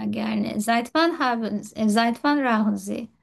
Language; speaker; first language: German; non-native, learner; Turkish